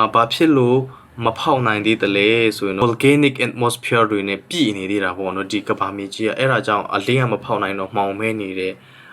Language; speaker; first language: Burmese; non-native, local second language; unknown